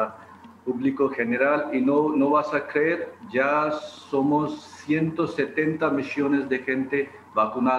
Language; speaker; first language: Spanish; non-native, fluent; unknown